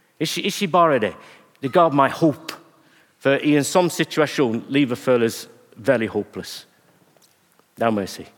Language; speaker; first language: Norwegian; non-native, fluent; English